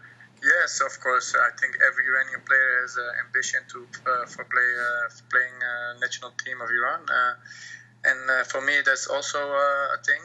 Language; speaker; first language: English; non-native, fluent; Dutch